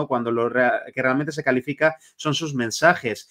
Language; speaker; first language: Spanish; native; Spanish